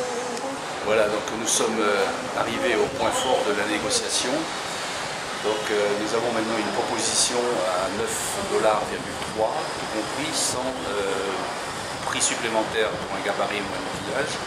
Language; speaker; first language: French; native; French